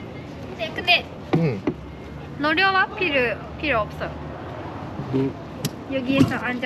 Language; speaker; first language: Korean; non-native, learner; Japanese